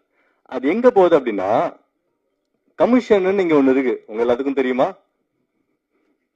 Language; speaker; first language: Tamil; native; Tamil